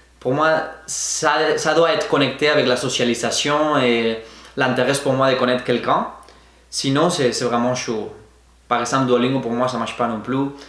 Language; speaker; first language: French; non-native, fluent; Spanish